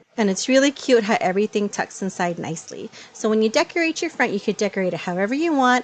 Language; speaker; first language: English; native; English